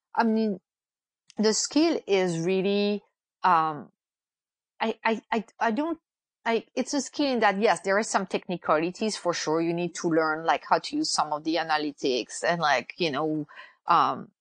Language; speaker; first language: English; non-native, fluent; French